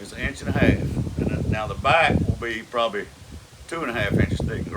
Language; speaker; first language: English; native; English